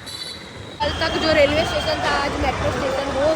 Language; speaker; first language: Hindi; non-native, local second language; Gujarati